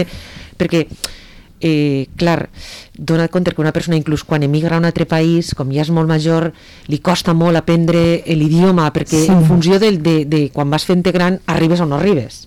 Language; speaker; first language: Catalan; native; Catalan